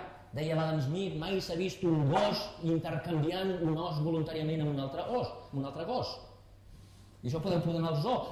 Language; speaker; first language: Catalan; native; Catalan